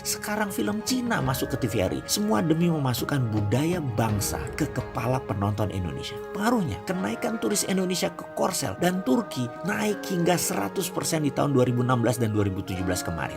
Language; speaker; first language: Indonesian; native; Indonesian